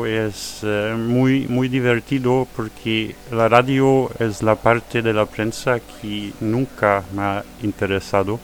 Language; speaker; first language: Spanish; non-native, fluent; German